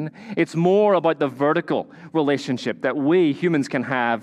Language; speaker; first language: English; native; English